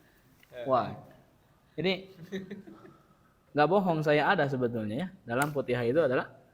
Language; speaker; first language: Indonesian; non-native, local second language; Sundanese